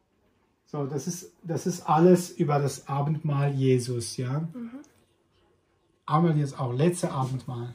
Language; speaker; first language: German; non-native, fluent; Italian